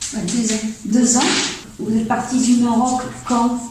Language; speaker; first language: French; native; French